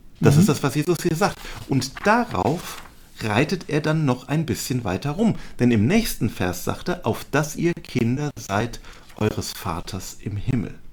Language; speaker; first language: German; native; German